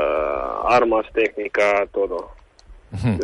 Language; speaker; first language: Catalan; non-native, fluent; Ukrainian